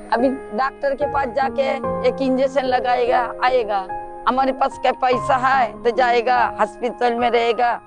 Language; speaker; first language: Hindi; non-native, local second language; Marathi